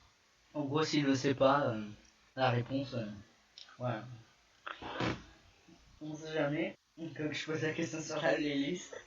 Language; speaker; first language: French; native; French